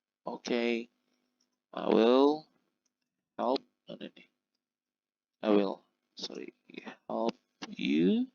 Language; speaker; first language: English; non-native, fluent; Indonesian